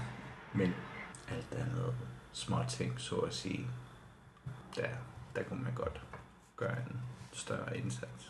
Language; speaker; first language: Danish; non-native, local second language; Kalaallisut